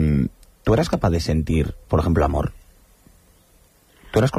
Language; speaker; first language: Spanish; native; Spanish